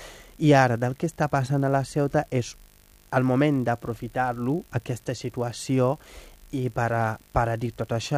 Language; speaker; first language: Catalan; non-native, fluent; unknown